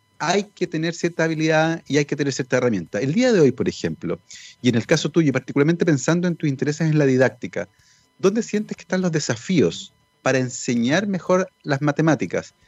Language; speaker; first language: Spanish; native; Spanish